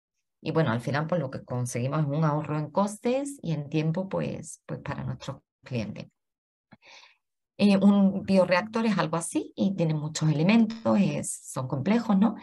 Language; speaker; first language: Spanish; native; Spanish